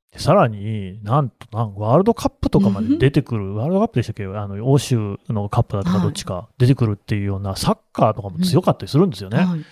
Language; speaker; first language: Japanese; native; Japanese